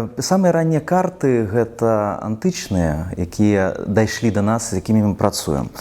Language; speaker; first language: Belarusian; non-native, local second language; Russian